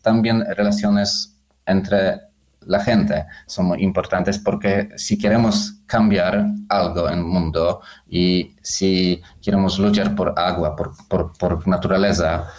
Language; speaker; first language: Spanish; non-native, learner; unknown